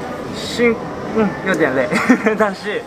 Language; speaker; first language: Chinese; non-native, learner; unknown